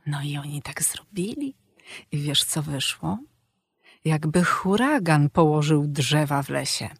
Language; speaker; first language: Polish; native; Polish